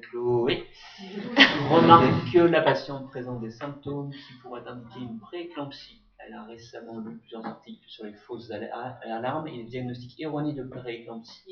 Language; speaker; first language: French; native; French